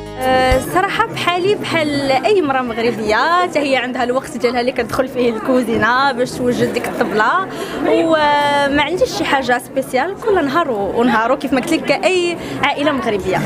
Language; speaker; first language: Arabic; native; Arabic